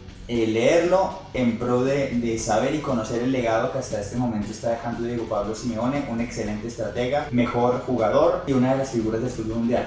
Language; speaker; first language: Spanish; native; Spanish